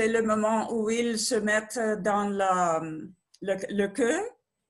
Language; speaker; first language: French; non-native, learner; Spanish